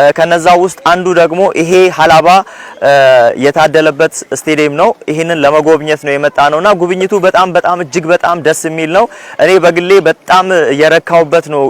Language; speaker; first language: Amharic; non-native, local second language; Wolaytta